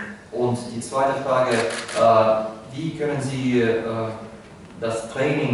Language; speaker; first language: German; non-native, fluent; Russian